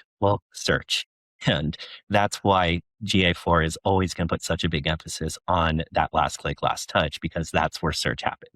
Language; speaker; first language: English; native; English